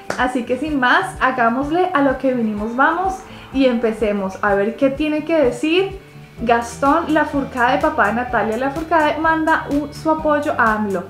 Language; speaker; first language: Spanish; native; Spanish